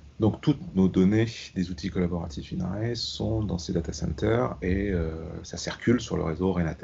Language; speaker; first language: French; native; French